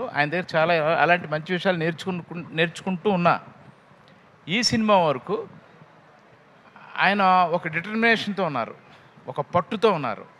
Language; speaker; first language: Telugu; native; Telugu